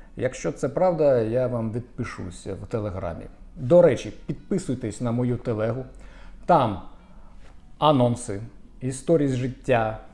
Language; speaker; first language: Ukrainian; non-native, local second language; Russian